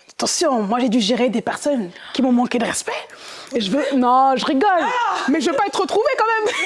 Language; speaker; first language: French; early bilingual, other home language; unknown